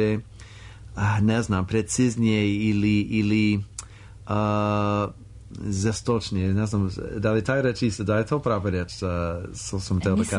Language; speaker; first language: Serbian; non-native, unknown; English